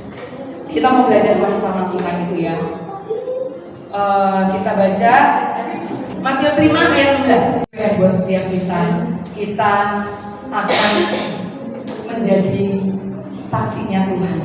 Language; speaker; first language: Indonesian; native; Indonesian